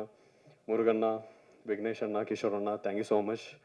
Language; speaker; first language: Tamil; non-native, learner; Malayalam